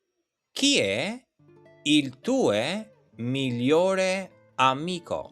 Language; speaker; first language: Italian; non-native, learner; Albanian